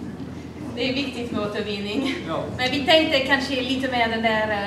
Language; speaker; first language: Swedish; non-native, fluent; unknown